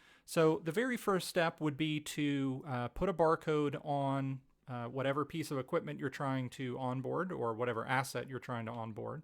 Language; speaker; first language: English; native; English